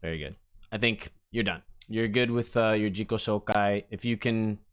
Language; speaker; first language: English; native; English